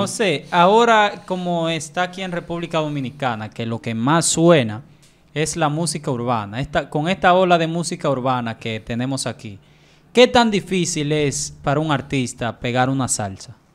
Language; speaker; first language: Spanish; native; Spanish